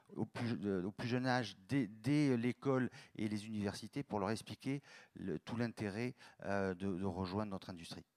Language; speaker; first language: French; native; French